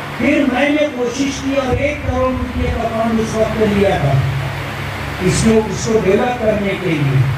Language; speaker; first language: Urdu; native; Urdu